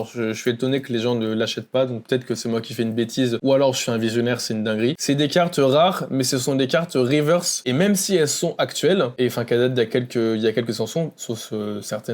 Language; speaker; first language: French; native; French